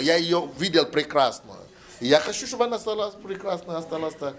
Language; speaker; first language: Russian; non-native, learner; Yoruba